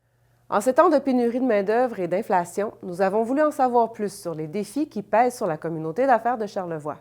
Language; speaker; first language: French; native; French